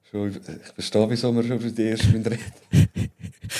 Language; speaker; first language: German; native; German